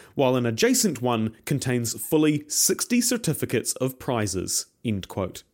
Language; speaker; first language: English; native; English